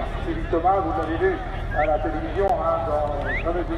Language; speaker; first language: French; native; French